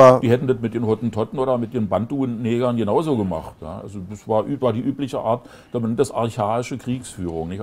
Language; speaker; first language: German; native; German